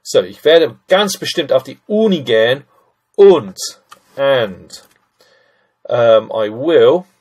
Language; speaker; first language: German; non-native, fluent; English